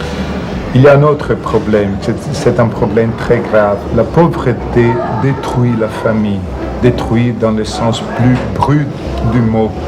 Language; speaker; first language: French; non-native, fluent; Portuguese